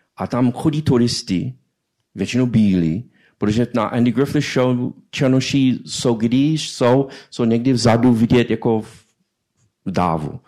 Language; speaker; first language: Czech; non-native, fluent; English